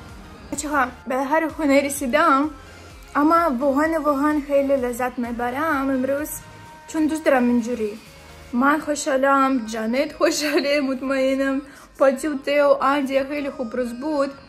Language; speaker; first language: Persian; non-native, learner; Turkish